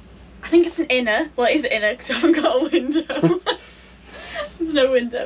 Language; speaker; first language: English; native; English